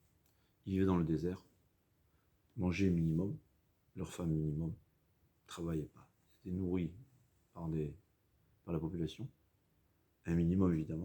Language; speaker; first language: French; native; French